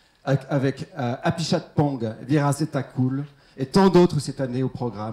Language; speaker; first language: French; native; French